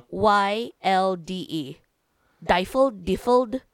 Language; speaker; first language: English; non-native, local second language; Cebuano